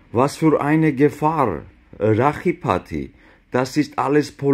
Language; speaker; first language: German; non-native, learner; Georgian